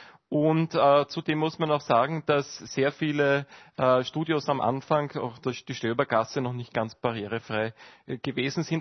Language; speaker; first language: German; native; German